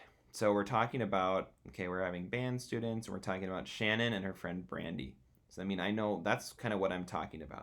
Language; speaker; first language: English; native; English